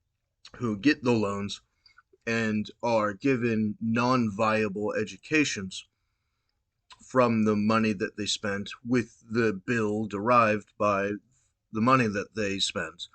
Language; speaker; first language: English; native; English